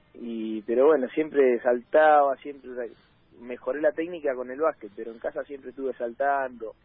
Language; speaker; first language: Spanish; native; Spanish